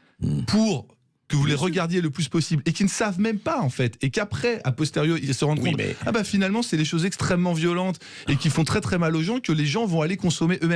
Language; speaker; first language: French; native; French